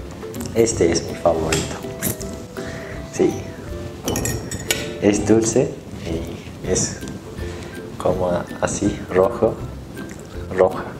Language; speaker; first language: Spanish; non-native, learner; Turkish